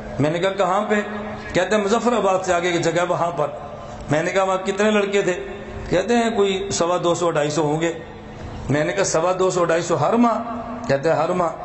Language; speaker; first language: Urdu; non-native, local second language; Punjabi